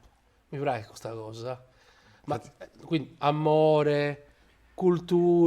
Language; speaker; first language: Italian; native; Italian